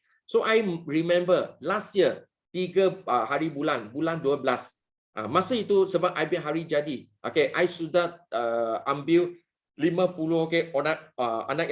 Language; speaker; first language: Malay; non-native, local second language; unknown